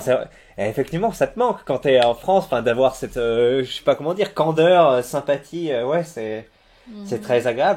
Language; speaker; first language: French; native; French